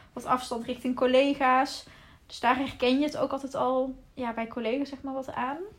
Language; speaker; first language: Dutch; native; Dutch